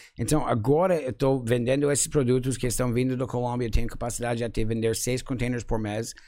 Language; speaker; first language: Portuguese; non-native, fluent; English